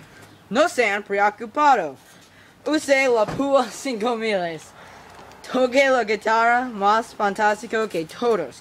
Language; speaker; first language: Spanish; non-native, learner; English